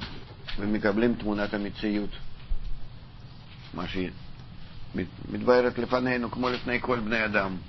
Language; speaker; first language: Hebrew; non-native, fluent; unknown